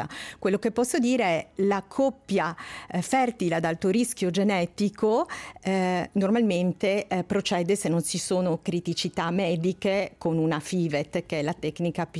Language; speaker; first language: Italian; native; Italian